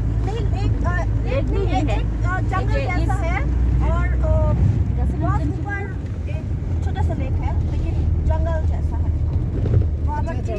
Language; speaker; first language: Hindi; non-native, fluent; Bangla